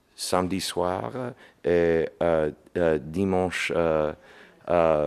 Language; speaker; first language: French; non-native, learner; English